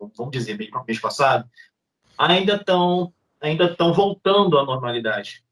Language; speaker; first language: Portuguese; native; Portuguese